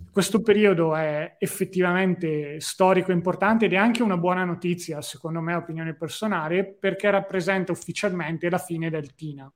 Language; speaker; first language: Italian; native; Italian